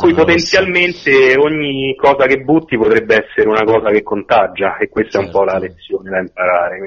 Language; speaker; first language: Italian; native; Italian